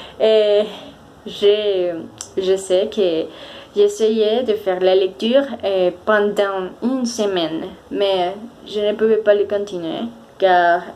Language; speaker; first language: French; non-native, fluent; Spanish